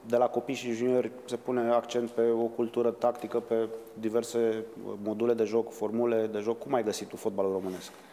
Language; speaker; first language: Romanian; native; Romanian